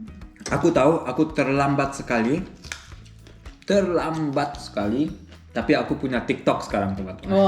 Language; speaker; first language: Indonesian; early bilingual, heritage; German